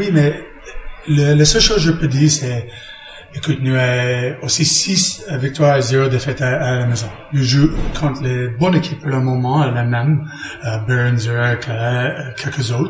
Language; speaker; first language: French; non-native, learner; English